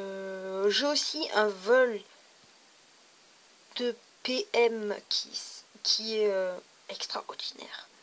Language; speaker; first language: French; native; French